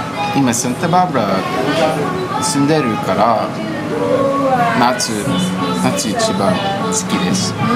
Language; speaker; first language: Japanese; non-native, learner; English